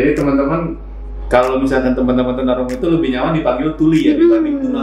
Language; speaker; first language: Indonesian; native; Indonesian